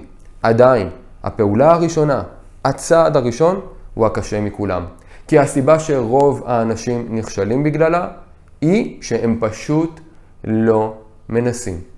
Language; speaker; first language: Hebrew; native; Hebrew